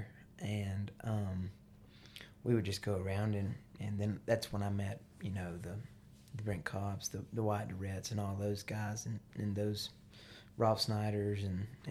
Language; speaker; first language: English; native; English